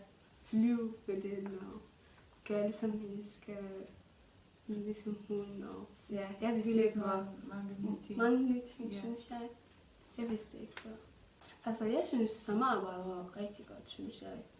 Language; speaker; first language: Danish; non-native, fluent; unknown